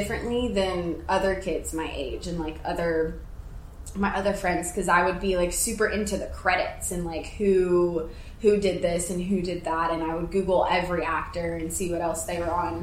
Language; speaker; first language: English; native; English